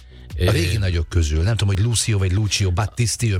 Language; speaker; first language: Hungarian; native; Hungarian